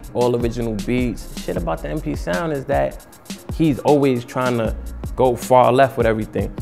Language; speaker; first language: English; native; English